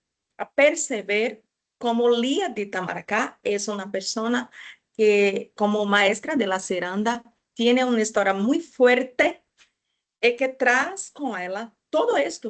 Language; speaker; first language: Spanish; non-native, fluent; Portuguese